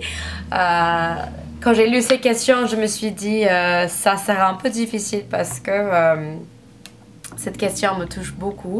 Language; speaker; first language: French; non-native, learner; English